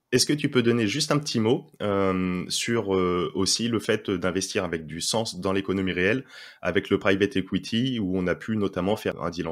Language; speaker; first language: French; native; French